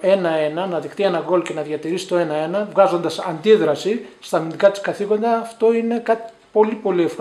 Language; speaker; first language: Greek; native; Greek